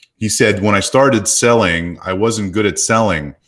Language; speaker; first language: English; native; English